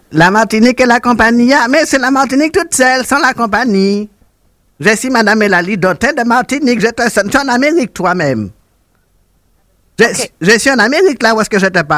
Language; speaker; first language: French; native; French